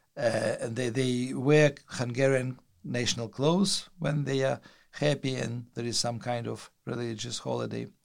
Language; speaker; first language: English; non-native, fluent; Russian